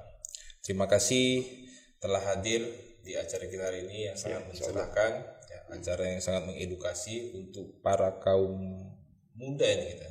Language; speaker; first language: Indonesian; native; Indonesian